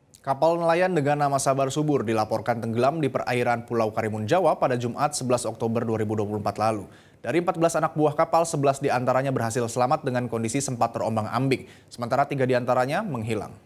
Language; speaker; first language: Indonesian; native; Indonesian